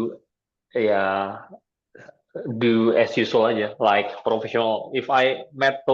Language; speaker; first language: English; non-native, fluent; Indonesian